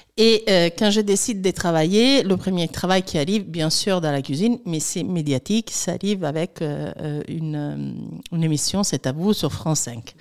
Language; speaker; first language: French; non-native, fluent; Italian